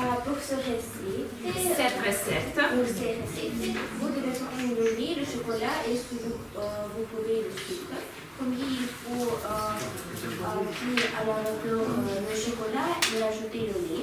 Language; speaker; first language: French; non-native, learner; Ukrainian